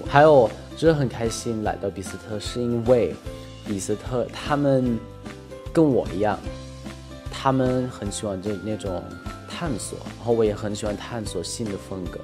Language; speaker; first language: Chinese; non-native, fluent; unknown